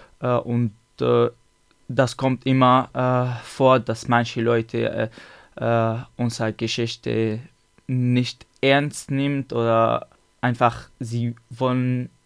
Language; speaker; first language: German; non-native, learner; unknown